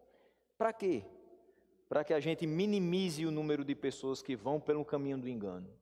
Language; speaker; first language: Portuguese; native; Portuguese